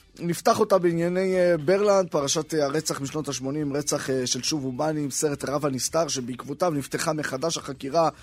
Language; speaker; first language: Hebrew; native; Hebrew